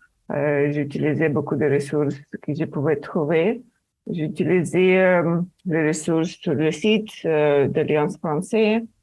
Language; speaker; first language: French; non-native, learner; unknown